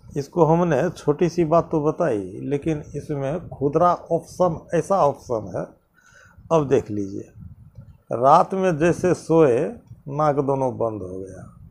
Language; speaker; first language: Hindi; native; Hindi